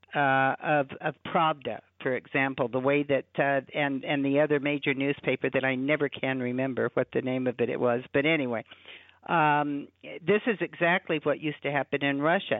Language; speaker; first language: English; native; English